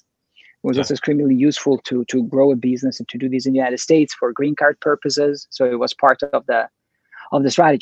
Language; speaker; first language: English; non-native, fluent; Italian